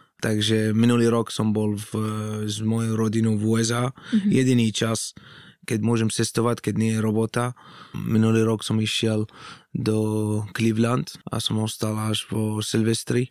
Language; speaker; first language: Slovak; non-native, fluent; Arabic